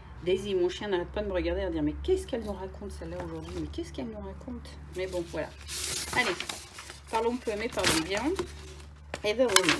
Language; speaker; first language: French; native; French